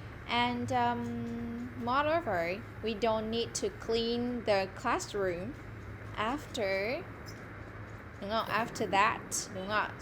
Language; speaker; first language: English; non-native, fluent; Vietnamese